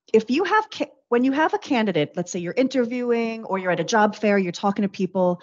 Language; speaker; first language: English; native; English